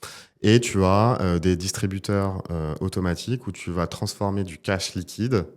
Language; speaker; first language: French; native; French